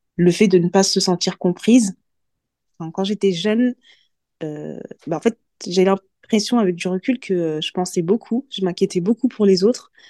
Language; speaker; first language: French; early bilingual, other home language; Mandingo